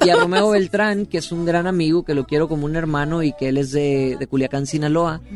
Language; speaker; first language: Spanish; native; Spanish